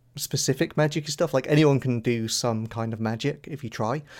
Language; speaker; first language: English; native; English